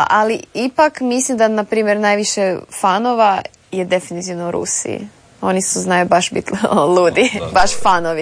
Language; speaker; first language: Serbian; native; Serbian